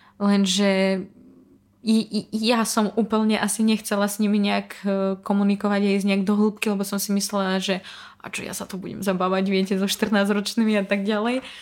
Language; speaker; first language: Slovak; non-native, fluent; Russian